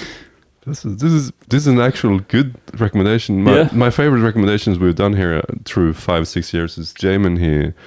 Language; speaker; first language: English; non-native, fluent; Norwegian